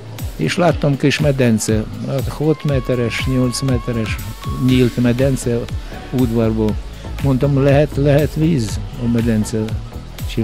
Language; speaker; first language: Hungarian; non-native, learner; Russian